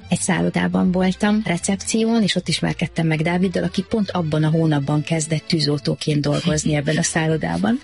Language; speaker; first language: Hungarian; native; Hungarian